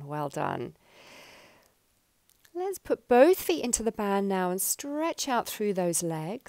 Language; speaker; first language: English; native; English